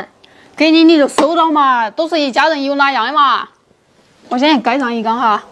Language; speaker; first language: Chinese; native; Chinese